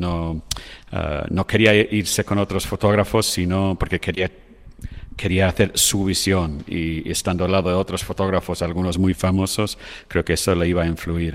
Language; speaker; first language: Spanish; non-native, fluent; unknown